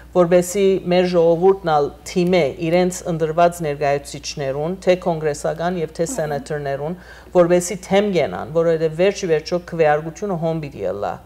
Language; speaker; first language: Armenian; native; Armenian